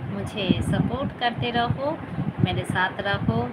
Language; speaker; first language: Hindi; non-native, local second language; Bangla